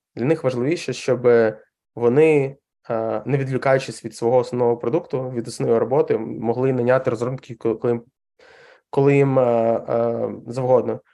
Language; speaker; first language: Ukrainian; non-native, local second language; Russian